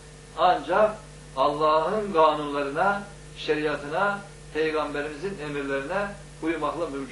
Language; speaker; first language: Turkish; native; Turkish